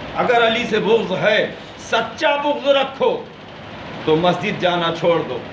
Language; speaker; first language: Urdu; native; Urdu